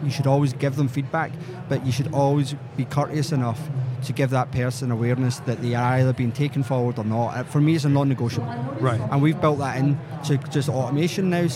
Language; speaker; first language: English; native; English